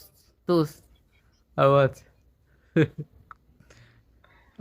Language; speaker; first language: English; non-native, fluent; Bangla